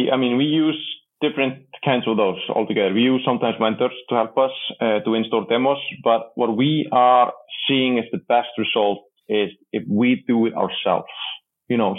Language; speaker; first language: English; non-native, fluent; Icelandic